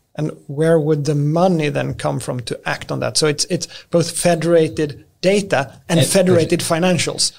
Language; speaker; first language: English; non-native, fluent; Swedish